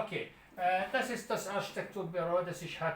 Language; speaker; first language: German; non-native, learner; Arabic